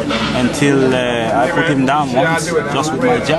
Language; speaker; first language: English; non-native, fluent; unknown